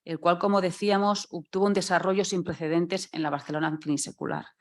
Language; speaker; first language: Spanish; non-native, local second language; Catalan